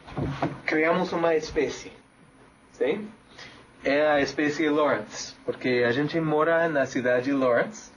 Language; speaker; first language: Spanish; non-native, fluent; English